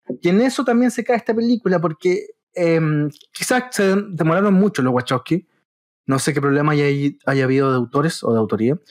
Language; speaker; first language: Spanish; native; Spanish